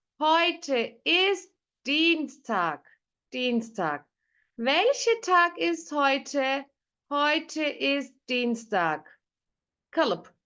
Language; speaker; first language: German; non-native, fluent; Turkish